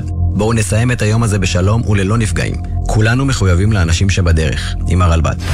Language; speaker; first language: Hebrew; native; Hebrew